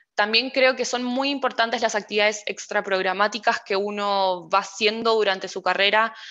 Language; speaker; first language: Spanish; native; Spanish